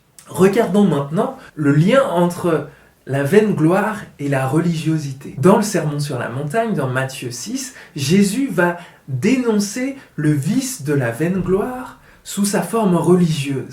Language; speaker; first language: French; native; French